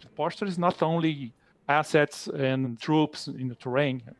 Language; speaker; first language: English; non-native, fluent; Portuguese